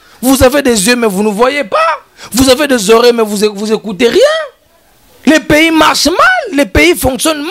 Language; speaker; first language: French; non-native, local second language; Lingala